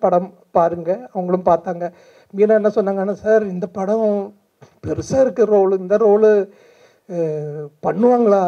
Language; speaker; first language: Tamil; non-native, fluent; Malayalam